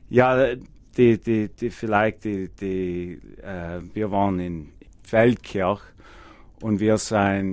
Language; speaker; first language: German; non-native, learner; English